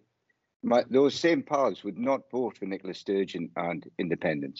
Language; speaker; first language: English; native; English